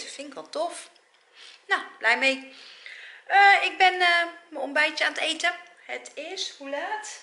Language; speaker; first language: Dutch; native; Dutch